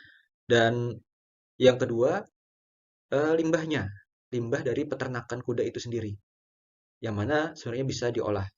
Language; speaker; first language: Indonesian; native; Indonesian